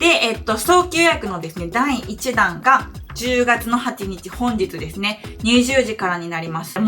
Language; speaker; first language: Japanese; native; Japanese